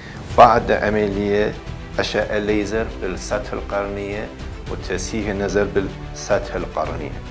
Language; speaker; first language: Arabic; non-native, learner; Persian